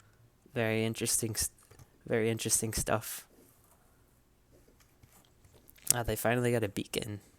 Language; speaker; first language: English; native; English